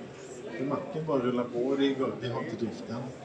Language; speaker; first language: Swedish; native; Swedish